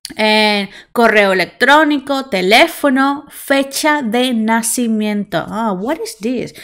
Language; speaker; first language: English; non-native, fluent; Spanish